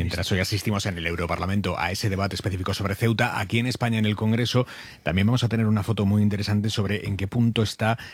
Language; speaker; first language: Spanish; native; Spanish